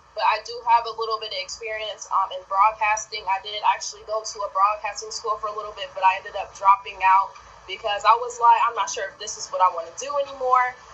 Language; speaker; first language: English; native; English